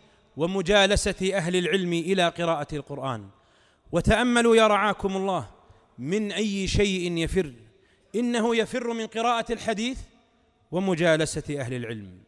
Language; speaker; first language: Arabic; native; Arabic